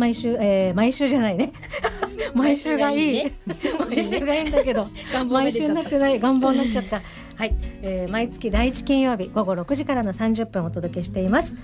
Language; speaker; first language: Japanese; native; Japanese